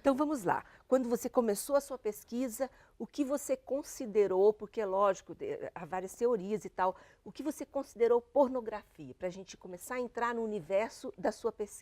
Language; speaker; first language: Portuguese; native; Portuguese